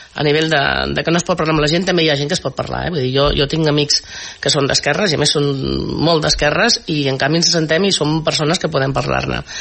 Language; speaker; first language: Catalan; non-native, local second language; Spanish